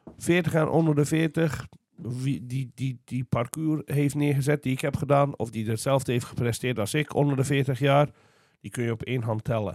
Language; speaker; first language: Dutch; non-native, fluent; Azerbaijani